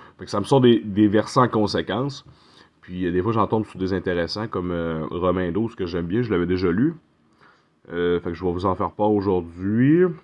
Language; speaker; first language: French; native; French